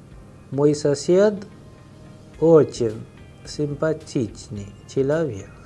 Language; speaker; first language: Russian; non-native, fluent; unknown